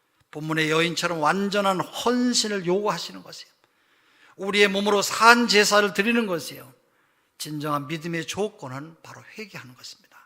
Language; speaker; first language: Korean; native; Korean